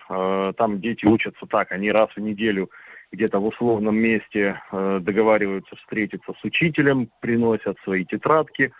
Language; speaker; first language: Russian; native; Russian